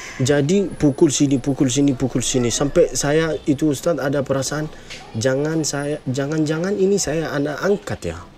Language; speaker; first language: Indonesian; non-native, fluent; Arabic